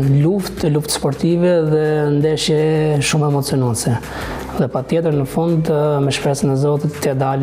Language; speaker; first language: Albanian; native; Albanian